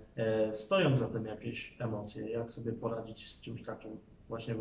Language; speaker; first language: Polish; native; Polish